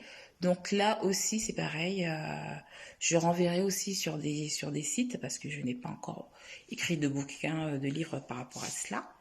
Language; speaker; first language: French; native; French